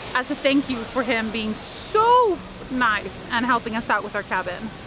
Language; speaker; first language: English; non-native, fluent; Swedish